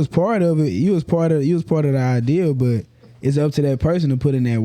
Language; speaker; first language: English; native; English